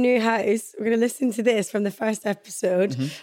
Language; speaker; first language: English; native; English